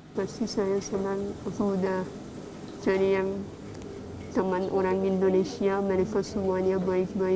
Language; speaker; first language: Indonesian; non-native, fluent; Persian